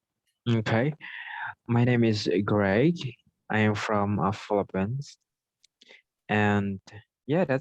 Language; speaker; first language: English; non-native, local second language; Filipino